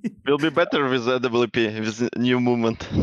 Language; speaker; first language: English; non-native, learner; Russian